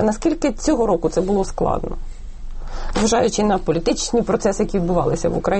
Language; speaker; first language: Ukrainian; native; Ukrainian